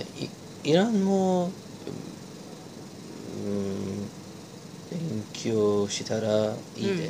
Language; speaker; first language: Japanese; non-native, learner; Persian